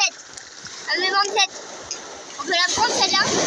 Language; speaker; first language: French; native; French